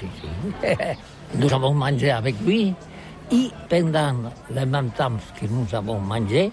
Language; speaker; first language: French; non-native, learner; Catalan